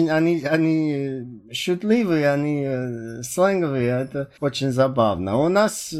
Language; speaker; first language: Russian; non-native, fluent; English